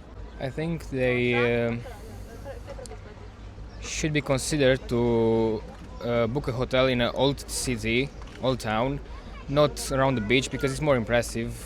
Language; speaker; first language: English; non-native, fluent; Romanian